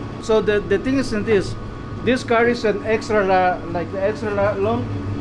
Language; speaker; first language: English; non-native, learner; Spanish